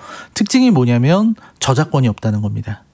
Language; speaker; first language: Korean; native; Korean